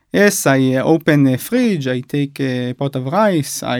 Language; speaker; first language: English; non-native, fluent; Hebrew